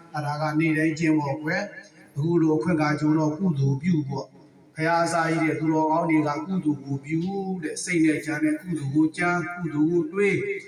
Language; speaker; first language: Burmese; native; Burmese